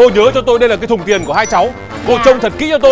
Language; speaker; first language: Vietnamese; native; Vietnamese